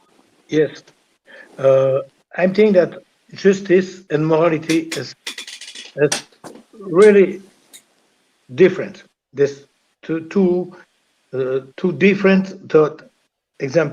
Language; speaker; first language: English; non-native, learner; French